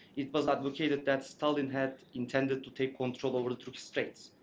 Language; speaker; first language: English; non-native, fluent; Turkish